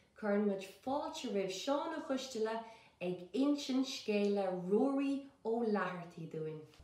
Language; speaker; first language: Irish; native; Irish